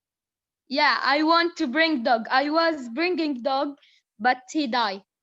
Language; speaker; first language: English; non-native, learner; Arabic